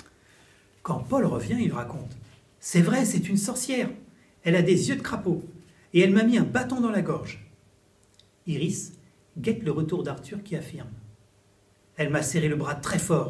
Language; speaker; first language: French; native; French